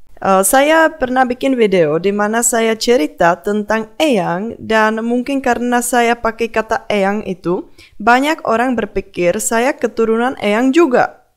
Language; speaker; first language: Indonesian; non-native, fluent; Czech